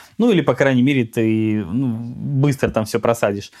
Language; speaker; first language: Russian; native; Russian